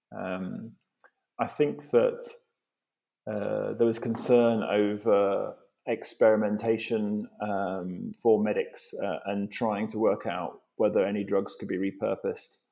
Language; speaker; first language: English; native; English